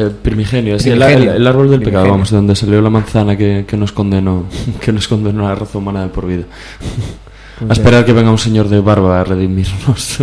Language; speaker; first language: Spanish; native; Spanish